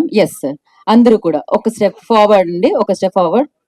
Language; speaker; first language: Telugu; native; Telugu